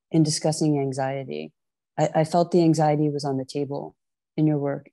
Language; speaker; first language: English; native; English